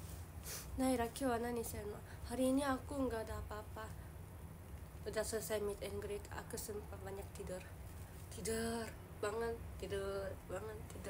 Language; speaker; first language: Indonesian; non-native, learner; Japanese